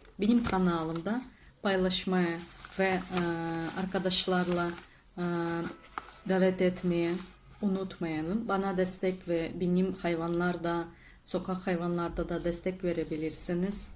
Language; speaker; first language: Turkish; non-native, learner; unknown